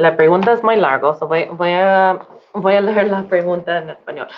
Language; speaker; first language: Spanish; non-native, learner; English